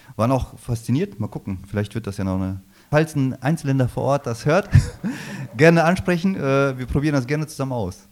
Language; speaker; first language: German; early bilingual, other home language; Low German